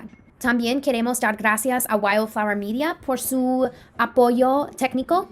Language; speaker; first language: Spanish; non-native, fluent; English